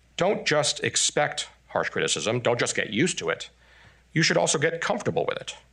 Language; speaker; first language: English; non-native, fluent; Chinese